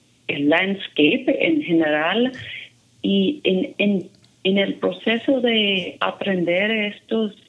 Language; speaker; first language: Spanish; non-native, fluent; English